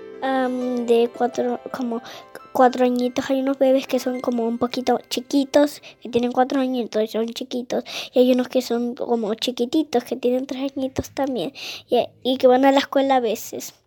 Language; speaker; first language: Spanish; early bilingual, heritage; Spanish